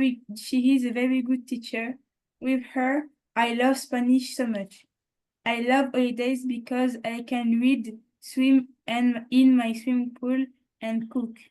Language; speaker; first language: English; non-native, learner; French